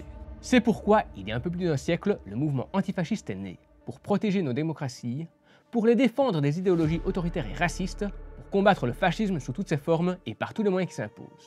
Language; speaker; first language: French; native; French